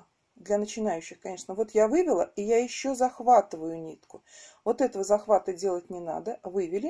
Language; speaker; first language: Russian; native; Russian